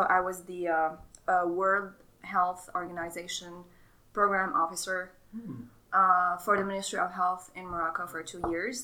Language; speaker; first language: English; non-native, fluent; Arabic